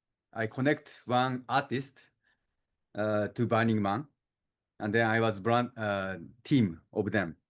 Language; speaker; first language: English; non-native, learner; Japanese